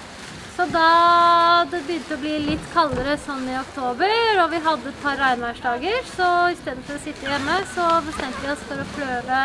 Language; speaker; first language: Norwegian; native; Norwegian